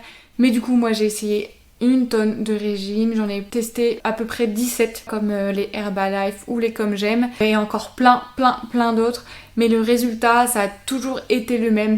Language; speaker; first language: French; native; French